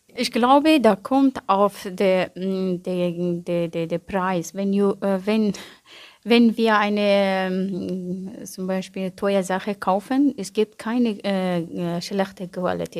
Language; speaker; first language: German; non-native, learner; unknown